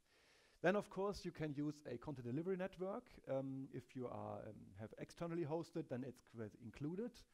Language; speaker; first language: English; non-native, fluent; German